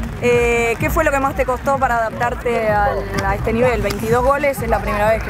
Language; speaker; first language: Spanish; native; Spanish